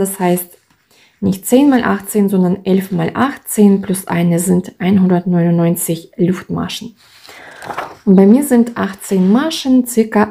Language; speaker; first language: German; non-native, fluent; Russian